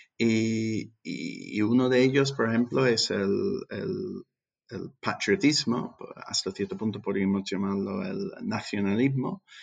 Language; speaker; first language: Spanish; non-native, fluent; English